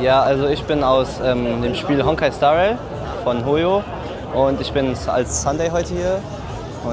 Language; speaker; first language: German; native; German